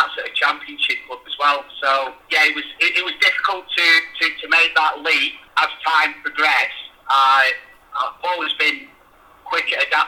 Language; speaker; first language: English; native; English